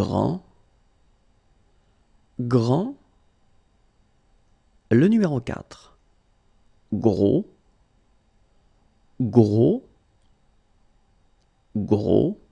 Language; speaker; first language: French; native; French